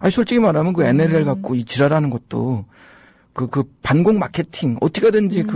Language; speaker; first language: Korean; native; Korean